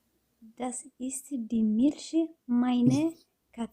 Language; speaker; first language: German; non-native, learner; Amharic